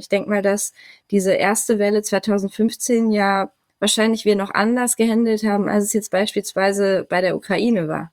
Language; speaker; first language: German; native; German